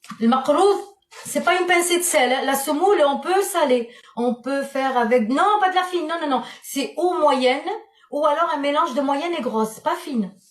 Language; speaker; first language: French; non-native, local second language; Arabic